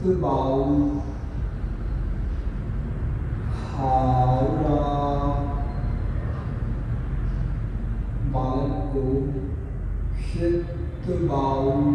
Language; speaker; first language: Vietnamese; non-native, learner; Hindi